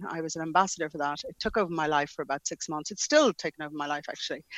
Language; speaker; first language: English; native; English